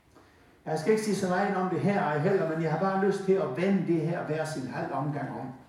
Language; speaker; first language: Danish; native; Danish